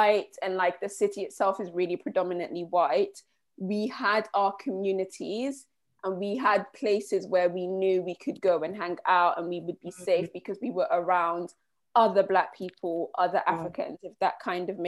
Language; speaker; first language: English; native; English